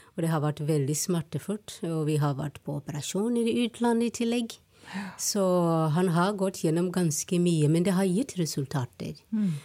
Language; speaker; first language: Norwegian; non-native, fluent; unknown